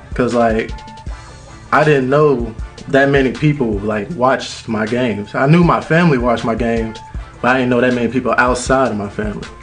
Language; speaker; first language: English; native; English